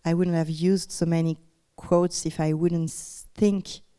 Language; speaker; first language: English; non-native, fluent; French